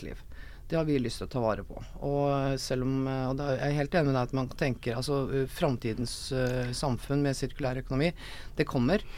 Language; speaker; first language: Norwegian; native; Norwegian